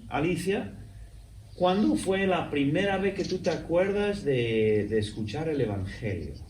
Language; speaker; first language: Spanish; non-native, fluent; English